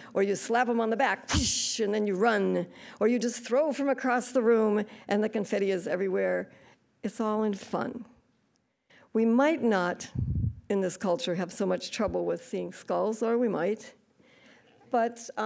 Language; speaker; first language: English; native; English